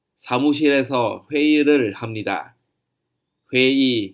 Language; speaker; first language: Korean; non-native, fluent; Thai